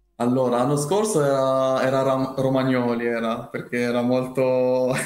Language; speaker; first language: Italian; non-native, learner; Albanian